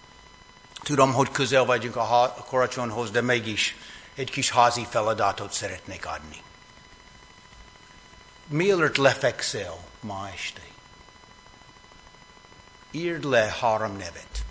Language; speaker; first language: Hungarian; non-native, fluent; English